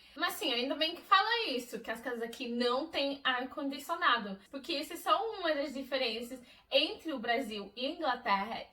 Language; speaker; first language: Portuguese; non-native, fluent; English